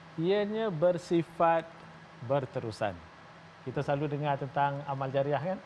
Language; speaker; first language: Malay; native; Malay